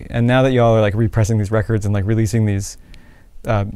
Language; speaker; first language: English; native; English